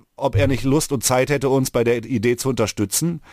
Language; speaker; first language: German; native; German